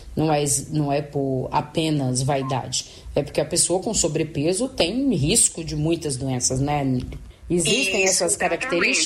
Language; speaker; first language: Portuguese; native; Portuguese